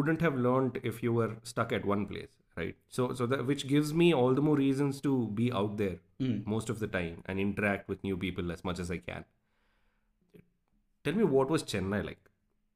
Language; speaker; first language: English; non-native, local second language; Tamil